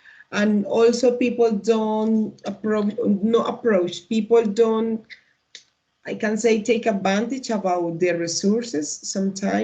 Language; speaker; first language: English; non-native, learner; Spanish